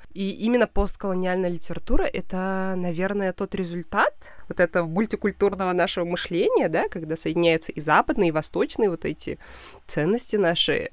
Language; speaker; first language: Russian; non-native, local second language; Kazakh